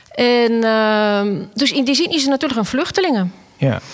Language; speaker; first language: Dutch; non-native, fluent; Estonian